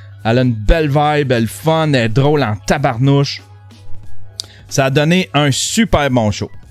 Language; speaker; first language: French; native; French